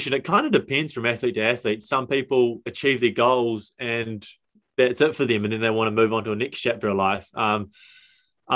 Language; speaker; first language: English; native; English